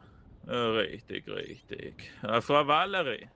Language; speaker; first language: German; native; German